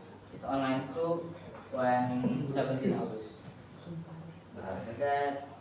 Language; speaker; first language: English; non-native, learner; Indonesian